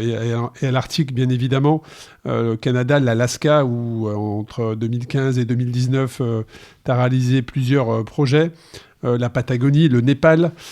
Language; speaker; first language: French; native; French